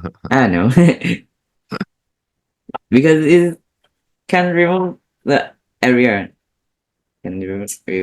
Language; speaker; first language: English; non-native, learner; Vietnamese